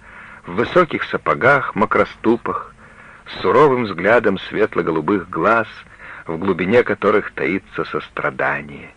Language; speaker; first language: Russian; native; Russian